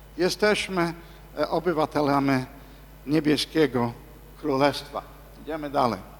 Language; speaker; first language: Polish; non-native, fluent; English